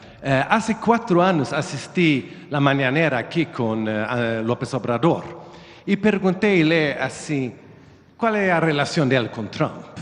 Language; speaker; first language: Spanish; non-native, learner; Swedish